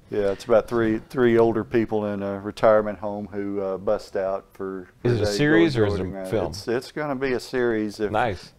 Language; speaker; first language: English; native; English